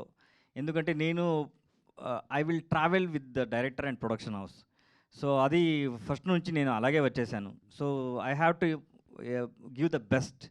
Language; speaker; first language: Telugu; non-native, learner; Kannada